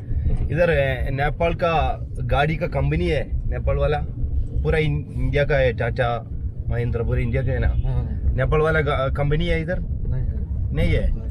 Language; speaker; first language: Hindi; non-native, local second language; Malayalam